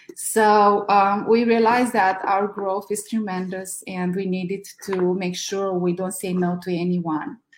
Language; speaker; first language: English; non-native, fluent; Romanian